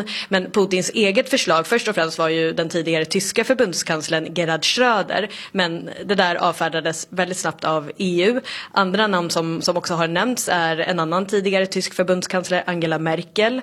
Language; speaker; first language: Swedish; native; Swedish